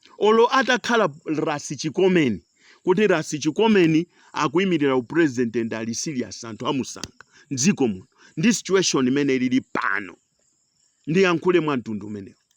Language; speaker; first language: Nyanja; non-native, local second language; Tumbuka